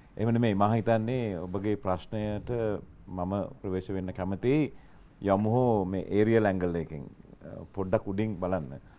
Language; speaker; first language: Sinhala; native; Sinhala